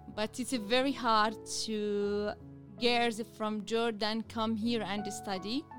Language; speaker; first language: English; non-native, learner; Arabic